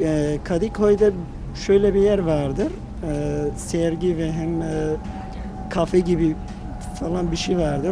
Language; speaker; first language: Turkish; non-native, fluent; Arabic